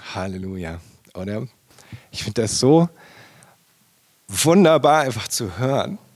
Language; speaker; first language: German; native; German